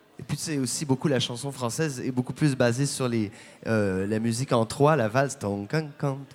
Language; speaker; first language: French; native; French